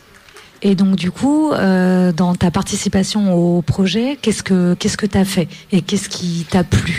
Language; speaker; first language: French; native; French